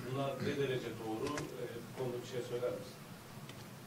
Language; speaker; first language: Turkish; native; Turkish